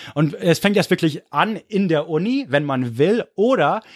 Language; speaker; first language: German; non-native, fluent; English